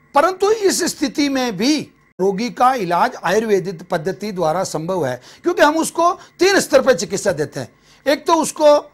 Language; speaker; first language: Hindi; native; Hindi